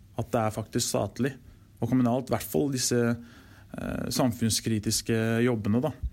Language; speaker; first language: Norwegian; native; Norwegian